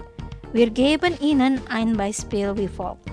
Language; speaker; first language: German; non-native, fluent; Indonesian